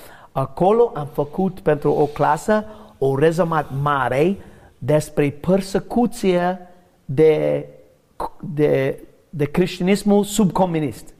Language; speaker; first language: Romanian; non-native, learner; English